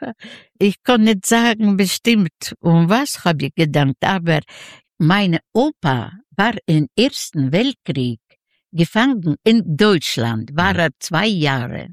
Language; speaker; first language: German; non-native, learner; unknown